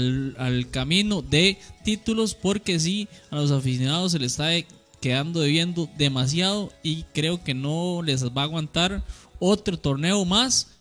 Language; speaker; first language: Spanish; native; Spanish